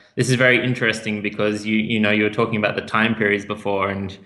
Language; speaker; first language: English; native; English